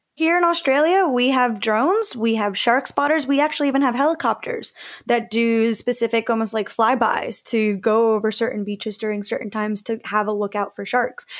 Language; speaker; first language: English; early bilingual, other home language; Spanish